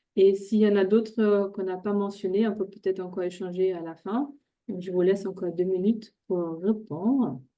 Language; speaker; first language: French; non-native, fluent; German